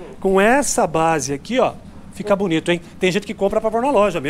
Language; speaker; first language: Portuguese; native; Portuguese